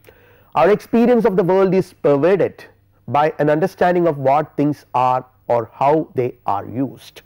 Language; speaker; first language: English; non-native, local second language; Malayalam